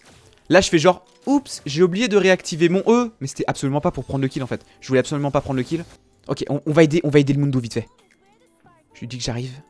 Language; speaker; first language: French; native; French